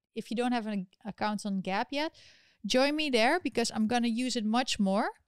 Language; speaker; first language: English; non-native, fluent; Dutch